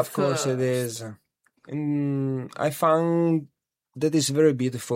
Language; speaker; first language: English; non-native, fluent; Italian